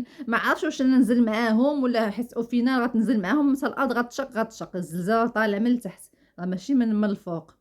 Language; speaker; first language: Arabic; native; Arabic